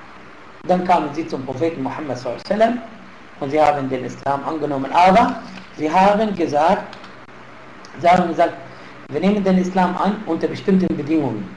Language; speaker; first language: German; non-native, fluent; Arabic